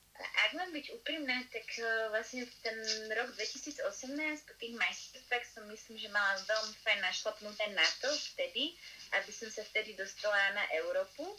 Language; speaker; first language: Slovak; native; Slovak